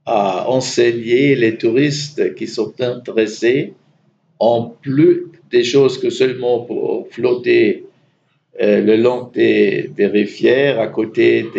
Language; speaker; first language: French; non-native, fluent; German